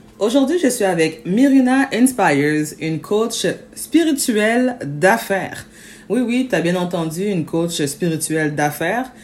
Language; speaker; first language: French; native; French